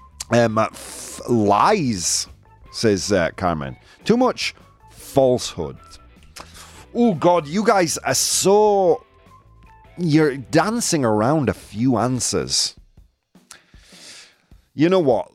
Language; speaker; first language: English; native; English